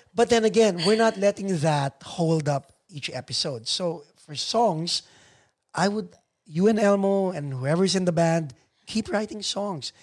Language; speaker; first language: English; non-native, local second language; Filipino